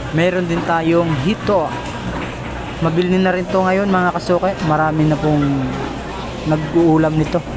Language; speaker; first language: Filipino; non-native, local second language; Bikol